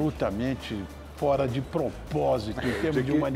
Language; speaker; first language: Portuguese; native; Portuguese